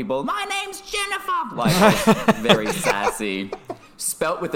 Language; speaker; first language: English; native; English